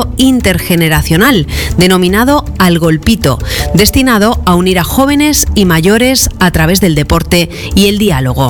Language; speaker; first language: Spanish; native; Spanish